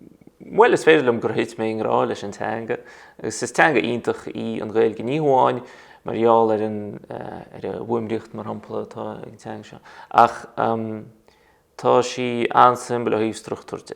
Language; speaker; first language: Irish; non-native, fluent; Russian